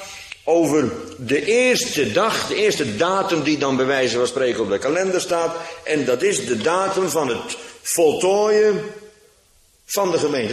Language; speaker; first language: Dutch; native; Dutch